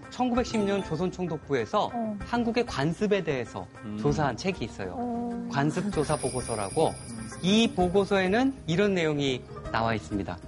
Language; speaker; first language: Korean; native; Korean